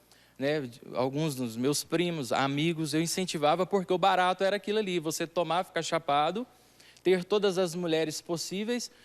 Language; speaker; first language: Portuguese; native; Portuguese